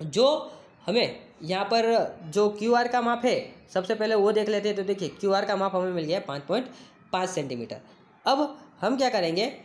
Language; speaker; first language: Hindi; non-native, local second language; Gujarati